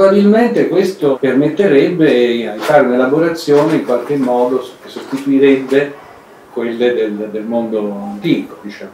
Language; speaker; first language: Italian; native; Italian